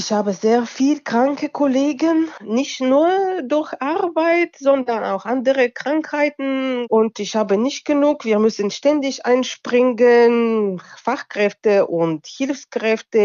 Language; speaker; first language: German; non-native, local second language; Bulgarian